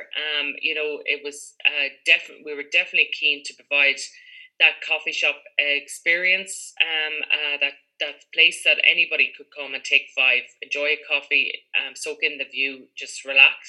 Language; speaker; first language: English; native; English